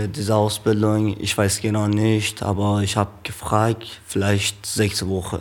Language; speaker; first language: German; non-native, learner; Persian